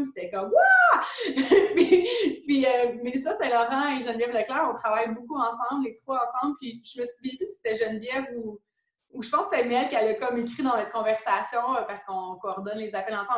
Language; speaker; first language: French; native; French